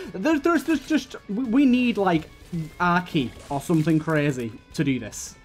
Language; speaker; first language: English; native; English